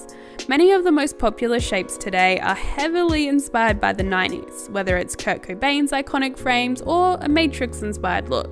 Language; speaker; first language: English; native; English